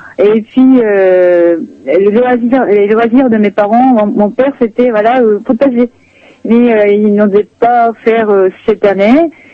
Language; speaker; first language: French; non-native, fluent; Japanese